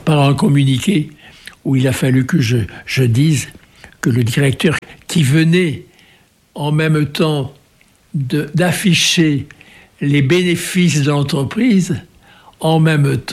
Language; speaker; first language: French; native; French